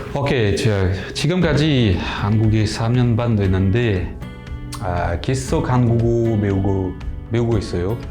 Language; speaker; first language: Korean; non-native, learner; French